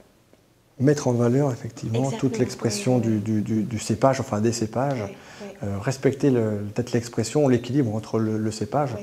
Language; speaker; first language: French; native; French